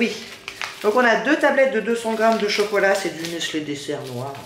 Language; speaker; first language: French; native; French